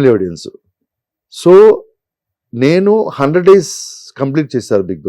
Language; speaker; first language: Telugu; non-native, learner; Malayalam